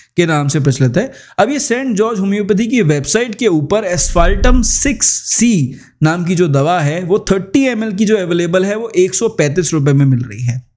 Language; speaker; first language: Hindi; native; Hindi